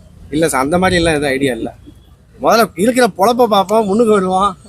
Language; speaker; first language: Tamil; native; Tamil